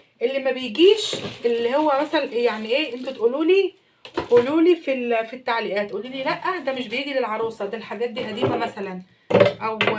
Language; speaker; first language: Arabic; native; Arabic